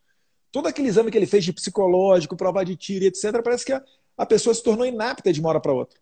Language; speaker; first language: Portuguese; native; Portuguese